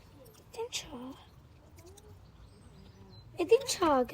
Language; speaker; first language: Armenian; early bilingual, heritage; Armenian